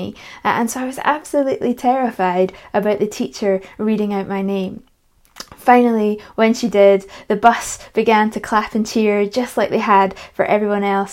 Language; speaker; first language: English; native; English